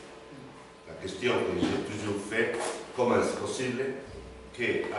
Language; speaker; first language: French; non-native, learner; Spanish